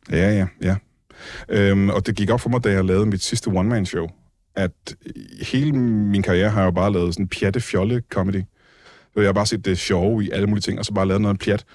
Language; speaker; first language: Danish; native; Danish